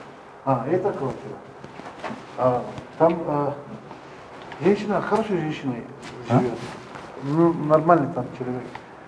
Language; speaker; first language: Russian; non-native, learner; Turkish